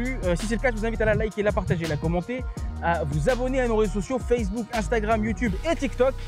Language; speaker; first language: French; native; French